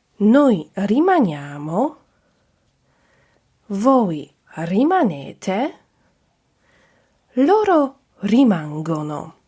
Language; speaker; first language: Italian; non-native, fluent; Polish